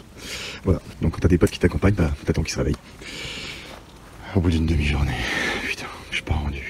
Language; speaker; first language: French; native; French